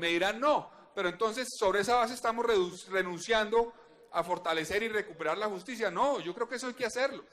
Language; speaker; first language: Spanish; native; Spanish